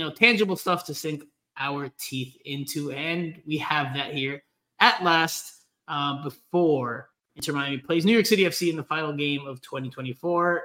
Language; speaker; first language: English; early bilingual, other home language; Spanish